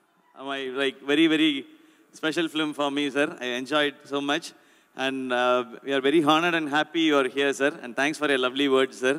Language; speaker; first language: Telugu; non-native, learner; Tamil